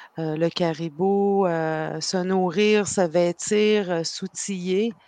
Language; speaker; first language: French; native; French